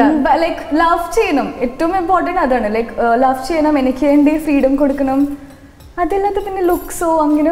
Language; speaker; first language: Malayalam; non-native, local second language; Hindi